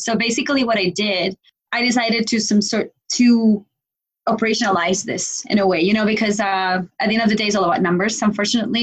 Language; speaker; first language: English; non-native, fluent; Spanish